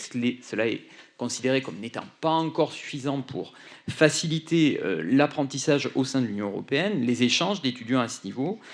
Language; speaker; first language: French; native; French